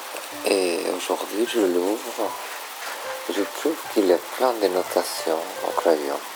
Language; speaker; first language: French; non-native, fluent; Spanish